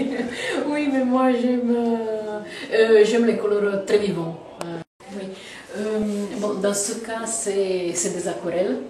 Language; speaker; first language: French; non-native, fluent; Italian